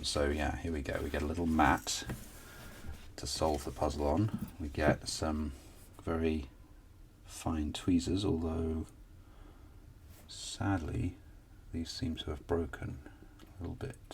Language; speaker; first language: English; native; English